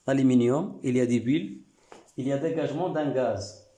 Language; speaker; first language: French; non-native, local second language; Arabic